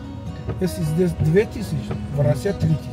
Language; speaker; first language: Russian; non-native, local second language; Tajik